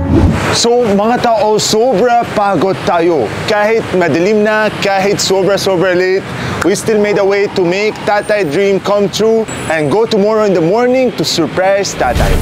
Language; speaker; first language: Filipino; non-native, learner; Arabic